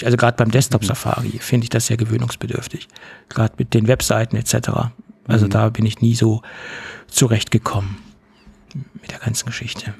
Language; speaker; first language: German; native; German